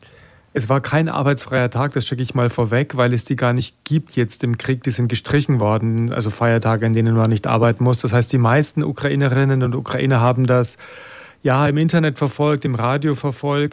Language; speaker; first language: German; native; German